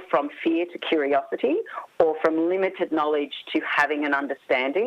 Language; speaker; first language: English; native; English